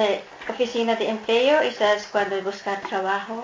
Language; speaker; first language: Spanish; non-native, learner; Filipino